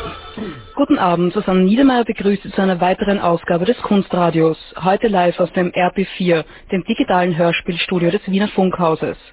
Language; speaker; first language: German; native; German